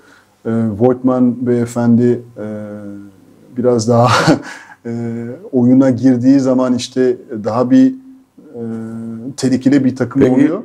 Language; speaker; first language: Turkish; non-native, fluent; French